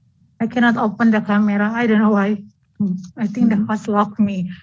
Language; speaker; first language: English; non-native, fluent; Indonesian